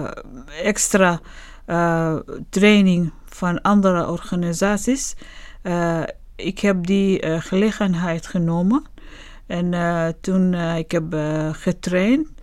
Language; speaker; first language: Dutch; non-native, learner; Arabic